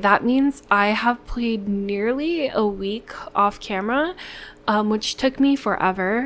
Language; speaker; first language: English; native; English